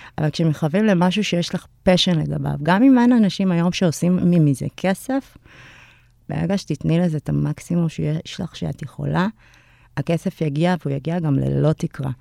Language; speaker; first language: Hebrew; early bilingual, other home language; Amharic